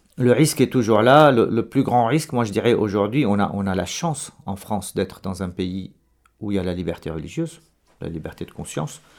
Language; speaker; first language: French; non-native, local second language; Arabic